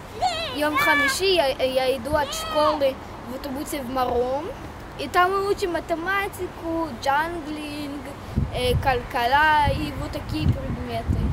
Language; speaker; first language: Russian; early bilingual, heritage; Russian